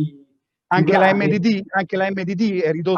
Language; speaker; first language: Italian; native; Italian